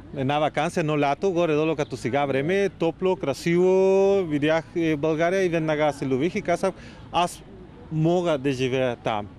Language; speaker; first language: Bulgarian; non-native, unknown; Spanish